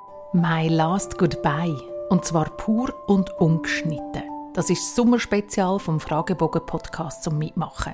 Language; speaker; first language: German; native; German